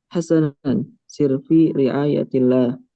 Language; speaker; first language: Arabic; non-native, learner; Indonesian